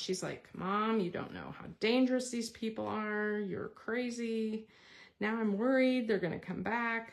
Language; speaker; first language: English; native; English